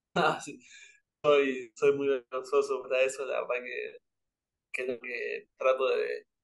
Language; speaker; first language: Spanish; native; Spanish